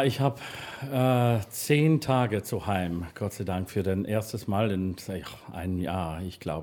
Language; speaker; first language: German; non-native, fluent; English